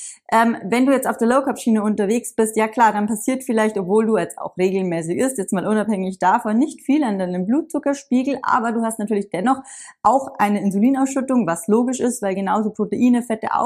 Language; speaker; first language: German; native; German